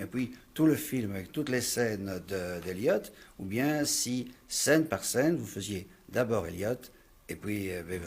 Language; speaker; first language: French; native; French